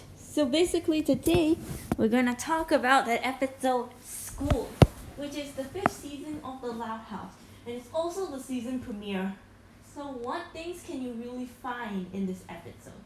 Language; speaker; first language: English; native; English